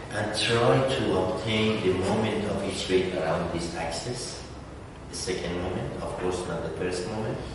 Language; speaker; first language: English; non-native, fluent; Persian